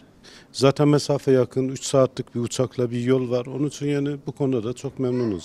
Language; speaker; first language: Turkish; non-native, fluent; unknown